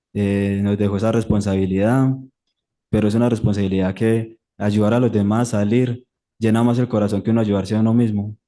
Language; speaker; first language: Spanish; native; Spanish